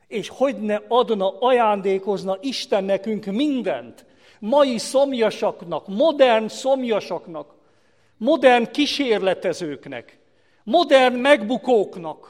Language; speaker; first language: Hungarian; native; Hungarian